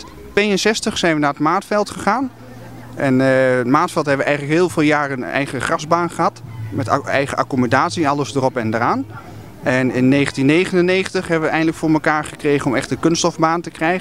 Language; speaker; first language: Dutch; native; Dutch